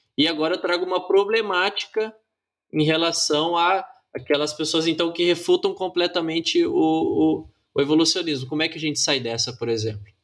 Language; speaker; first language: Portuguese; native; Portuguese